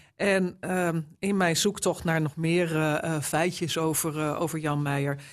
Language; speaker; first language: Dutch; native; Dutch